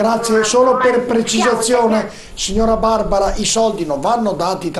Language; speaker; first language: Italian; native; Italian